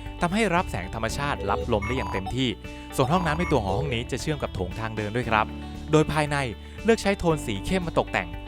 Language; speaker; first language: Thai; native; Thai